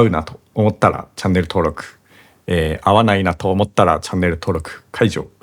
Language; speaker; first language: Japanese; native; Japanese